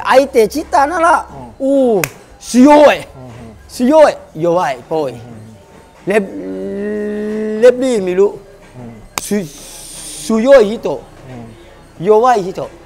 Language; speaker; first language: Japanese; non-native, learner; Thai